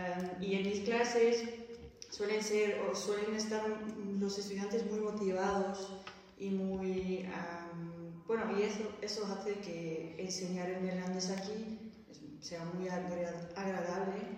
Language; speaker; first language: Spanish; non-native, fluent; Dutch